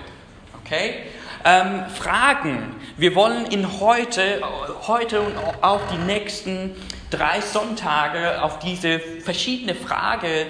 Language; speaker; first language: German; non-native, fluent; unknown